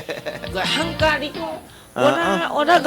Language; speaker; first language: Filipino; non-native, learner; Chinese